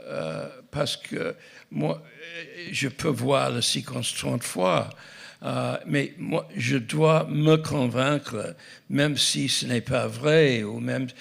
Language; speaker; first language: French; non-native, fluent; English